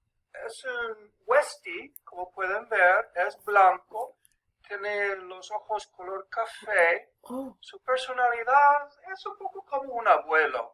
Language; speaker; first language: Spanish; early bilingual, heritage; English